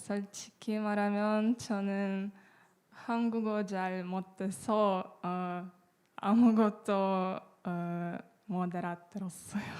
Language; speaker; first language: Korean; non-native, learner; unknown